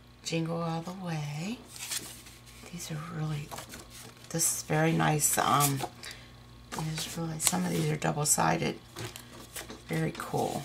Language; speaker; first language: English; native; English